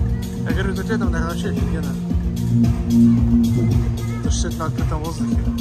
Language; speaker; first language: Russian; native; Russian